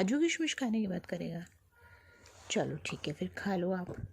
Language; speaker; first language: Hindi; native; Hindi